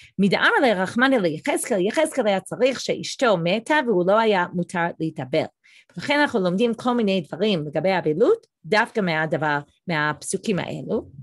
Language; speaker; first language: Hebrew; non-native, fluent; English